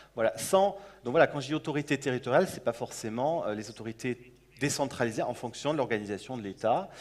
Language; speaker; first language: French; native; French